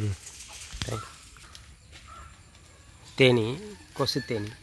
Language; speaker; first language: Tamil; native; Tamil